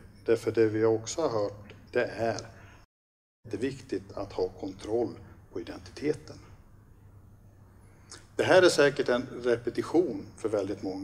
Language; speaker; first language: Swedish; native; Swedish